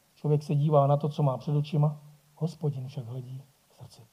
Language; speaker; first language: Czech; native; Czech